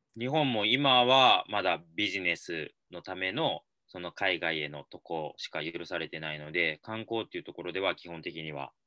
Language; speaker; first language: Japanese; native; Japanese